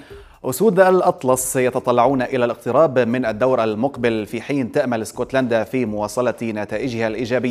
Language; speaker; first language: Arabic; native; Arabic